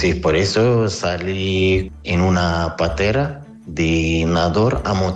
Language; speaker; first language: Spanish; non-native, learner; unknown